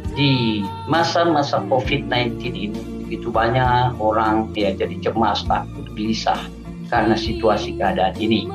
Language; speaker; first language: Indonesian; non-native, local second language; Achinese